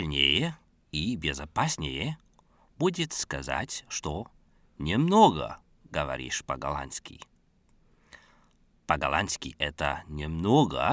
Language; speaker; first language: Russian; non-native, fluent; Dutch